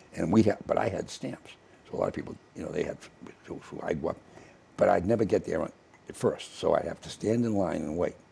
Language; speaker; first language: English; native; English